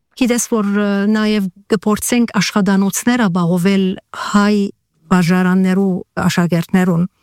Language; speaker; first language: Armenian; early bilingual, heritage; Armenian